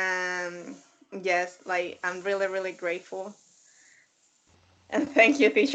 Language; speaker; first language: English; non-native, fluent; Spanish